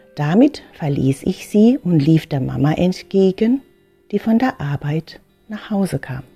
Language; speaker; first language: German; early bilingual, other home language; Filipino